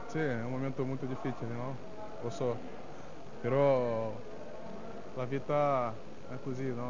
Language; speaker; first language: Italian; non-native, learner; Portuguese